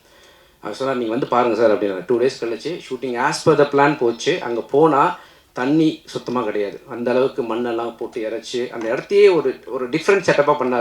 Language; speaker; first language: Tamil; native; Tamil